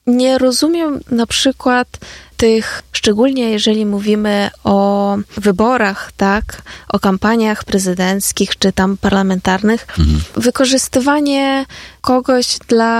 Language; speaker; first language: Polish; non-native, fluent; Ukrainian